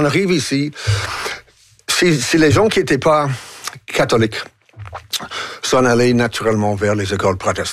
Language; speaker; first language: French; non-native, fluent; English